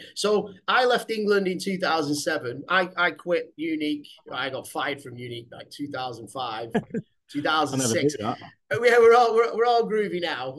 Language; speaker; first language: English; native; English